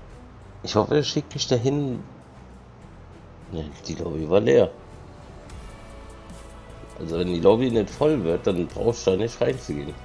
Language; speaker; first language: German; native; German